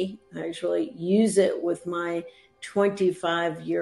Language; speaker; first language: English; native; English